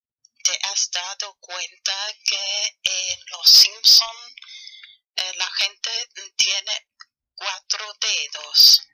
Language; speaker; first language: Spanish; non-native, learner; German